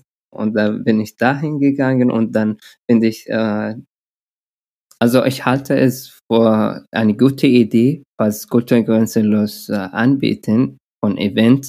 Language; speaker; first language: German; non-native, learner; Arabic